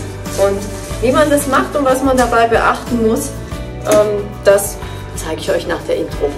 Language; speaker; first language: German; native; German